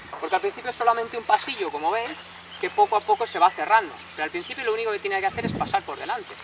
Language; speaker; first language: Spanish; native; Spanish